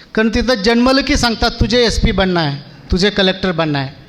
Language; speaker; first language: Hindi; non-native, local second language; Marathi